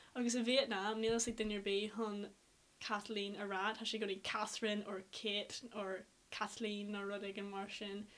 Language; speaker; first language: Irish; non-native, local second language; English